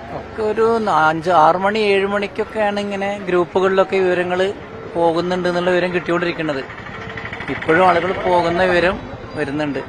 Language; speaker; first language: Malayalam; native; Malayalam